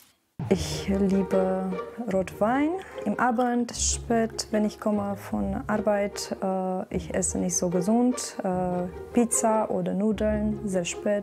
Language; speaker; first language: German; non-native, learner; Romanian